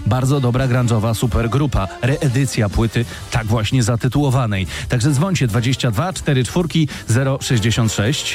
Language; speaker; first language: Polish; native; Polish